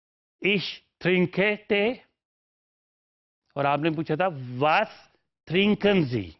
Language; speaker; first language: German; non-native, fluent; Urdu